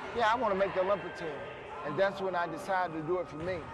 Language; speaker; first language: English; native; English